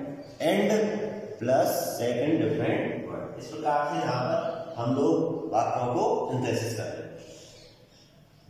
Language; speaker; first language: Hindi; native; Hindi